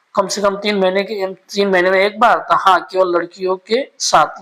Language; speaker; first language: Hindi; non-native, local second language; Marathi